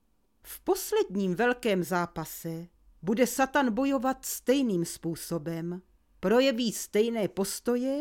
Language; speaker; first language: Czech; native; Czech